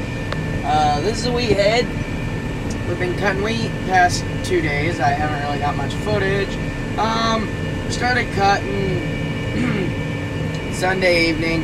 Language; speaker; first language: English; native; English